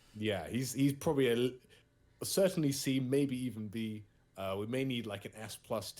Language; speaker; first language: English; native; English